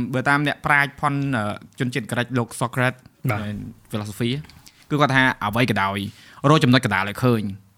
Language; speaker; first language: Khmer; native; Khmer